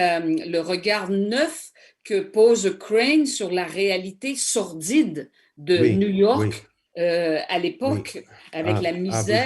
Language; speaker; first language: French; native; French